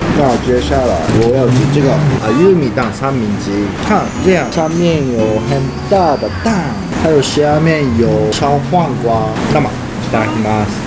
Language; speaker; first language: Chinese; non-native, fluent; Japanese